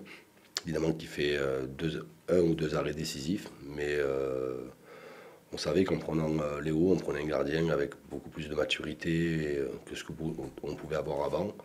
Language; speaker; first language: French; native; French